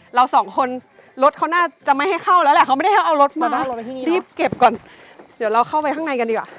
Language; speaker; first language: Thai; native; Thai